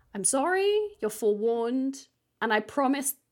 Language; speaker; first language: English; native; English